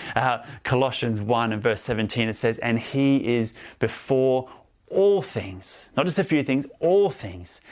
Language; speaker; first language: English; native; English